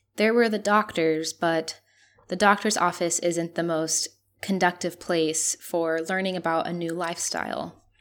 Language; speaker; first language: English; non-native, fluent; Spanish